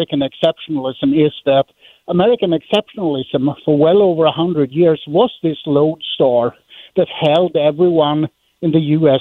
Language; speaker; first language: English; non-native, fluent; Swedish